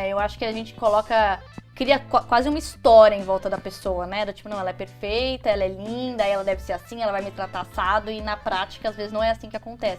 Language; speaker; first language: Portuguese; native; Portuguese